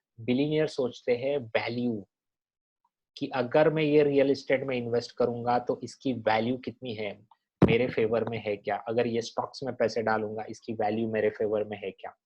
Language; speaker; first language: Hindi; non-native, local second language; Marathi